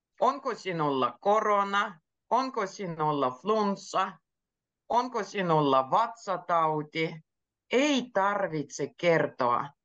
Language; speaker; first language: Finnish; native; Finnish